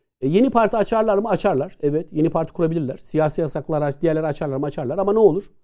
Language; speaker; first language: Turkish; native; Turkish